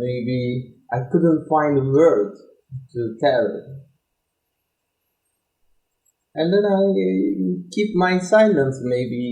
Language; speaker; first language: English; non-native, learner; Turkish